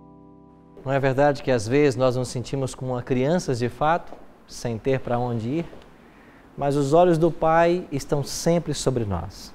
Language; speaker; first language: Portuguese; native; Portuguese